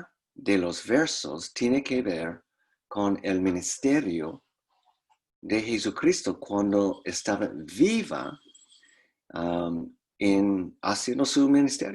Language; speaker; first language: Spanish; non-native, fluent; English